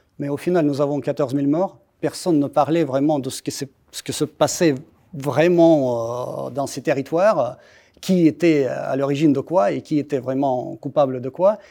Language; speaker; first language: French; non-native, fluent; Russian